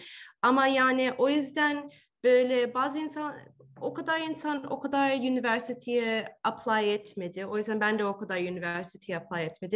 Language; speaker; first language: Turkish; early bilingual, heritage; Turkish